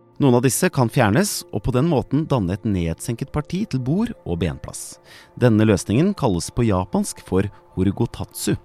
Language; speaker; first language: Norwegian; native; Norwegian